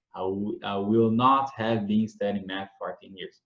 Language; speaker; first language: English; non-native, fluent; Portuguese